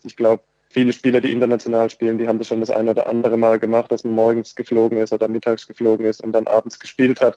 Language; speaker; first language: German; native; German